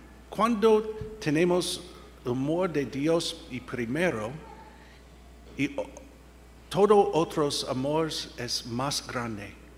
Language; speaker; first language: Spanish; non-native, learner; English